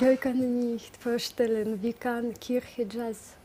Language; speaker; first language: German; non-native, learner; Russian